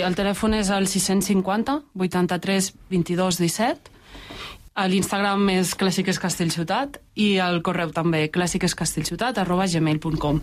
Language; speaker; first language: Catalan; native; Catalan